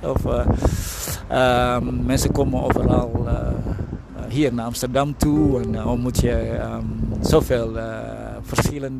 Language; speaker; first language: Dutch; non-native, fluent; Indonesian